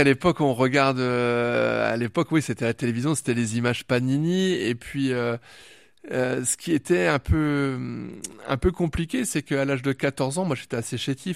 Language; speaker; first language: French; native; French